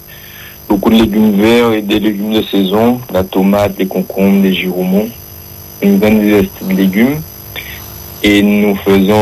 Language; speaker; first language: French; native; French